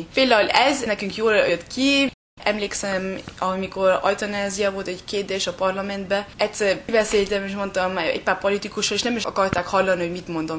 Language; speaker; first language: Hungarian; early bilingual, heritage; German